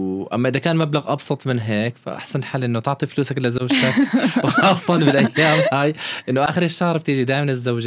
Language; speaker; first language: Arabic; native; Arabic